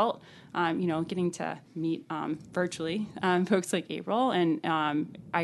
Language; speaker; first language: English; native; English